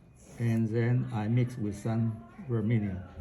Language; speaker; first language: English; non-native, fluent; Chinese